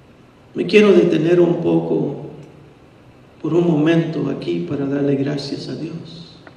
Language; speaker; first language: Spanish; early bilingual, heritage; Spanish